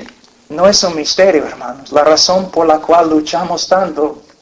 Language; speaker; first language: Spanish; non-native, fluent; English